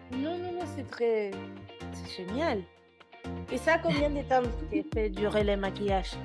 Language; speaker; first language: French; non-native, fluent; Spanish